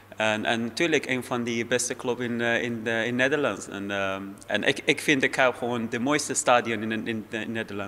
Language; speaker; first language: Dutch; non-native, fluent; Persian